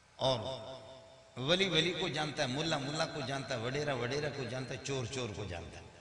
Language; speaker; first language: Urdu; non-native, local second language; Brahui